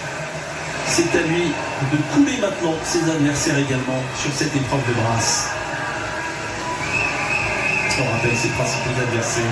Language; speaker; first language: French; native; French